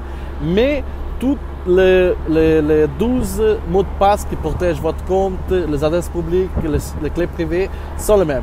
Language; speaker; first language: French; non-native, learner; Portuguese